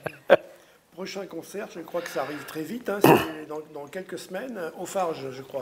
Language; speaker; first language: French; native; French